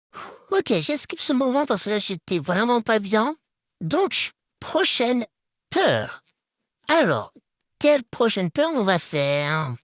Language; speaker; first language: French; native; French